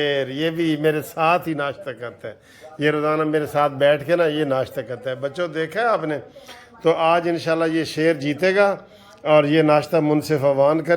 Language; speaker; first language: Urdu; native; Urdu